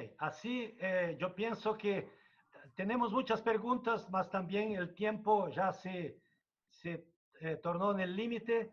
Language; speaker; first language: Spanish; non-native, fluent; Portuguese